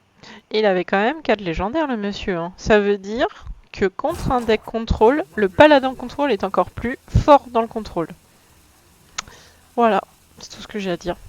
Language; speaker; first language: French; native; French